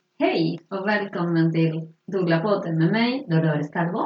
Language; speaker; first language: Swedish; non-native, fluent; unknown